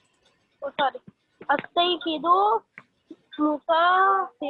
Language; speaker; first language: Arabic; non-native, learner; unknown